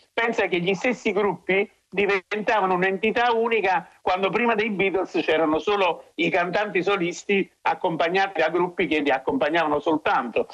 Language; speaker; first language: Italian; native; Italian